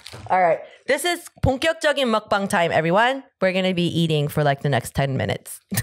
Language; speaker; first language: English; native; English